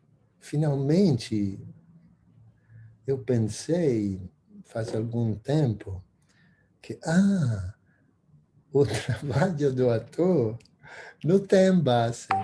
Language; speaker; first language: Portuguese; non-native, fluent; Spanish